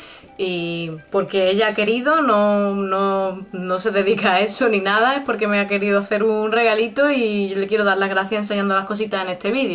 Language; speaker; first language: Spanish; native; Spanish